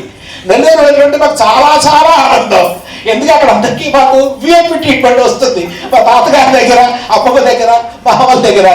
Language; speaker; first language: Telugu; native; Telugu